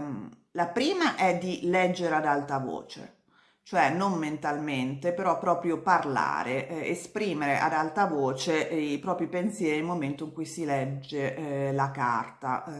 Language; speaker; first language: Italian; native; Italian